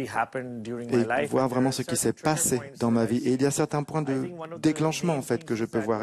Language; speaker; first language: French; non-native, fluent; Urdu